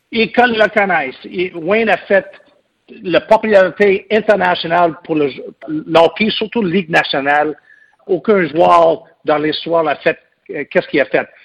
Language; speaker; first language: French; non-native, local second language; English